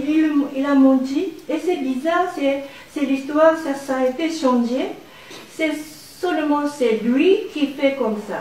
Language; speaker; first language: French; non-native, learner; Japanese